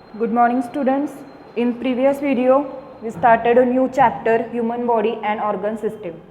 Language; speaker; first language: English; non-native, local second language; Marathi